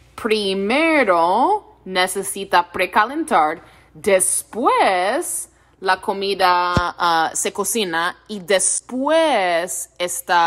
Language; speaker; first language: Spanish; non-native, learner; English